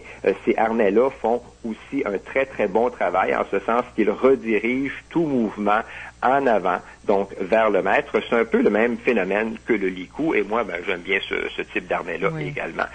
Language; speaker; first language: French; native; French